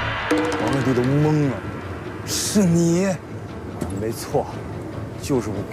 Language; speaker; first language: Chinese; native; Chinese